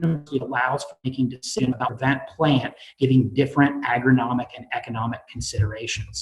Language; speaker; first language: English; native; English